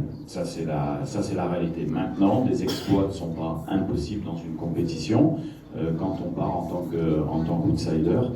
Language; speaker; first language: French; native; French